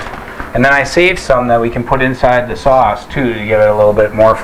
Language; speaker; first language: English; native; English